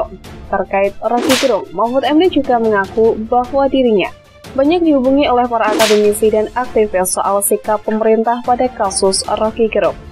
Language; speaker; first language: Indonesian; native; Indonesian